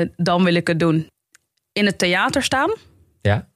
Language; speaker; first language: Dutch; native; Dutch